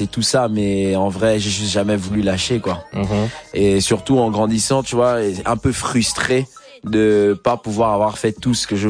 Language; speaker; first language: French; native; French